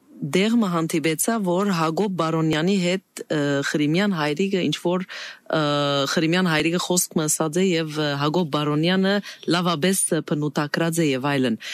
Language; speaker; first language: Armenian; native; Armenian